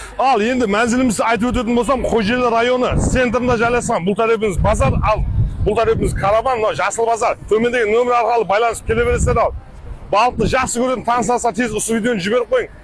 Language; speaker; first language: Uzbek; non-native, local second language; Kara-Kalpak